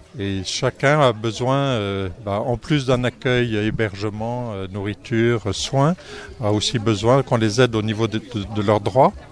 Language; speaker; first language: French; native; French